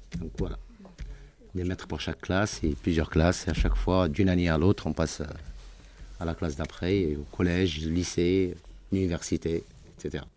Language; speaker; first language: French; non-native, local second language; Arabic